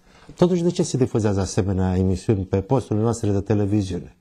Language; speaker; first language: Romanian; native; Romanian